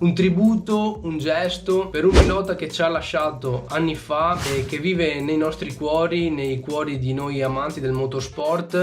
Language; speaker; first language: Italian; native; Italian